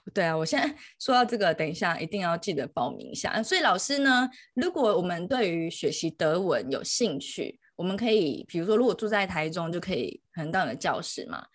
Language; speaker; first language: Chinese; native; Chinese